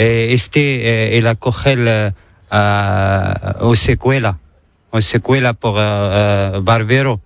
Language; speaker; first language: Spanish; non-native, learner; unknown